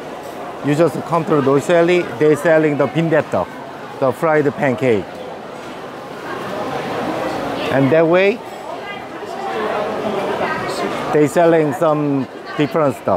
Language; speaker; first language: English; non-native, learner; Korean